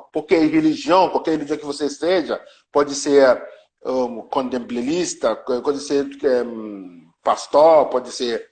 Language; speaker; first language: Portuguese; non-native, learner; Yoruba